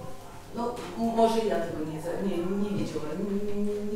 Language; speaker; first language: Polish; non-native, learner; Russian